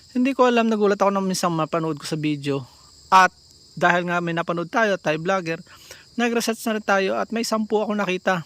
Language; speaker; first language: Filipino; native; Filipino